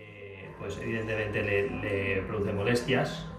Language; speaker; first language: Spanish; native; Spanish